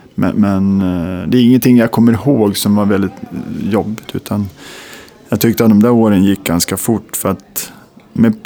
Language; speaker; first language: Swedish; native; Swedish